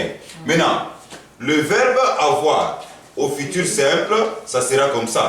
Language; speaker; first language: French; non-native, fluent; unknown